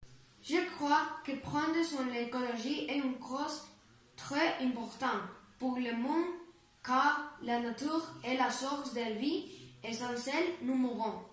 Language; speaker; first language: French; non-native, learner; Spanish